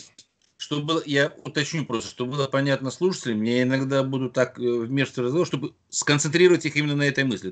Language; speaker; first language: Russian; native; Russian